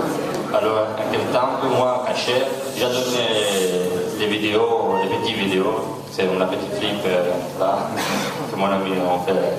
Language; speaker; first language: French; non-native, learner; Italian